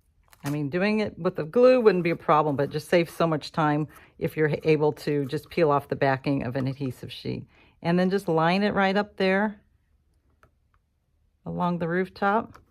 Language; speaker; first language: English; native; English